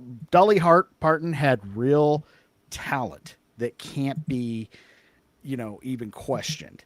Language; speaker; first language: English; native; English